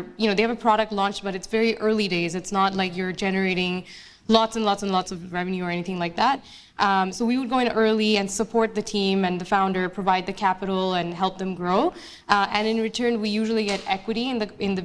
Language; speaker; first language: English; non-native, local second language; Bangla